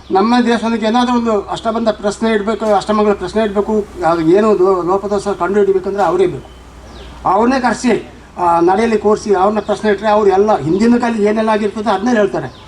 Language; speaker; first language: Kannada; non-native, local second language; Kodava